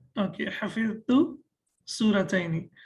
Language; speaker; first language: Arabic; non-native, fluent; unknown